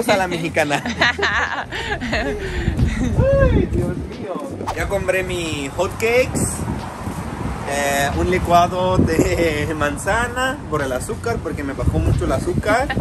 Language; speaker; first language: Spanish; non-native, fluent; Arabic